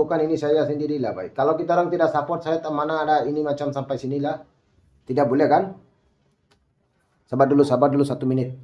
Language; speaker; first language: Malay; non-native, learner; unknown